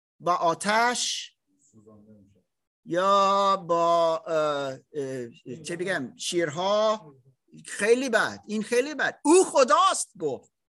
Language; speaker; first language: Persian; non-native, learner; English